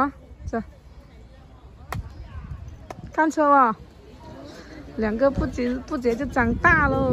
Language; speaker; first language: Chinese; native; Chinese